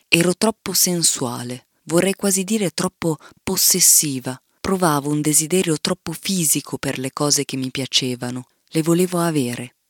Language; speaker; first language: Italian; native; Italian